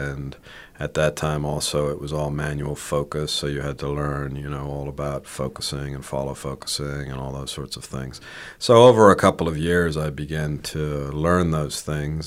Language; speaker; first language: English; native; English